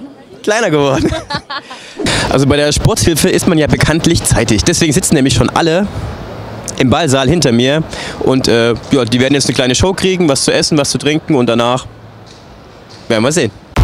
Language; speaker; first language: German; native; German